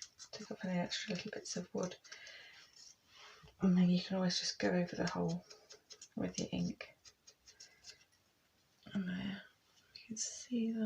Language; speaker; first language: English; native; English